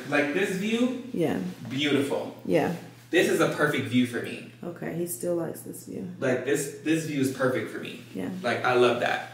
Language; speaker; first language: English; native; English